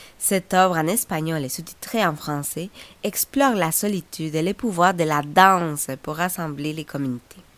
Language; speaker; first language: French; non-native, fluent; Spanish